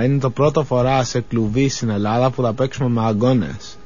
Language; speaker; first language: Greek; early bilingual, other home language; English